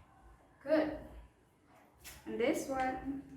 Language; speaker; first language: English; non-native, fluent; Indonesian